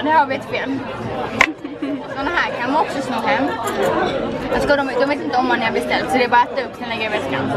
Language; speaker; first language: Swedish; native; Swedish